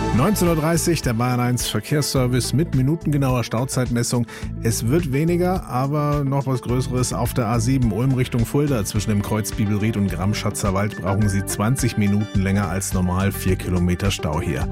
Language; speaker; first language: German; native; German